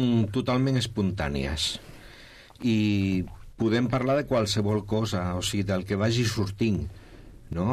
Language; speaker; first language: Catalan; non-native, local second language; Spanish